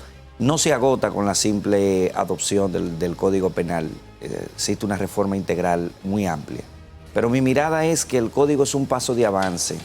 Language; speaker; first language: Spanish; native; Spanish